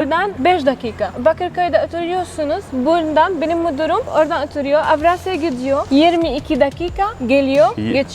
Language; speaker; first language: Turkish; non-native, learner; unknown